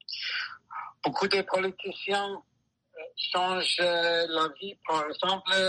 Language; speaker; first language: French; non-native, fluent; English